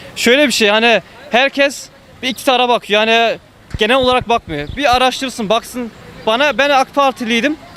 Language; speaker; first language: Turkish; early bilingual, heritage; Turkish